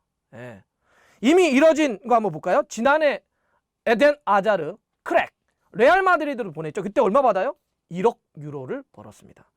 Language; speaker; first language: Korean; native; Korean